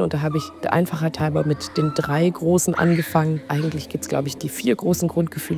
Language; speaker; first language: German; native; German